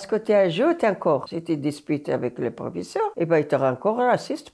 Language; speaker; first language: French; non-native, learner; Arabic